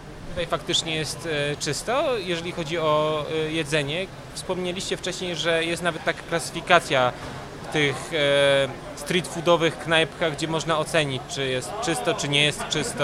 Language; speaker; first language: Polish; native; Polish